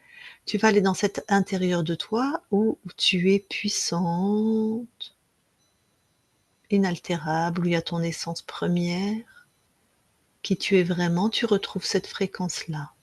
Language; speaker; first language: French; native; French